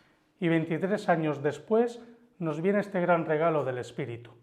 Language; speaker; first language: Spanish; native; Spanish